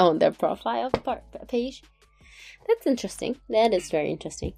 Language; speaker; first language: English; non-native, fluent; Japanese